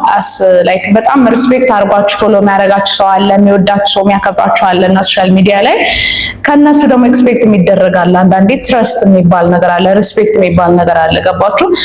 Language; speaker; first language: Amharic; native; Amharic